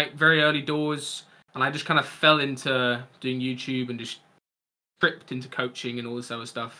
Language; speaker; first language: English; native; English